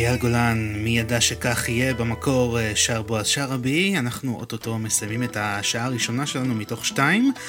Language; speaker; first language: Hebrew; native; Hebrew